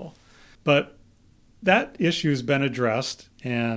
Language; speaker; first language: English; native; English